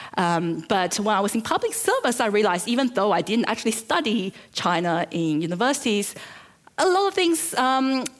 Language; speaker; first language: English; early bilingual, other home language; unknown